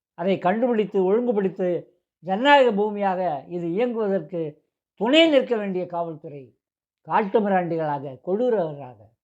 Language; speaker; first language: Tamil; native; Tamil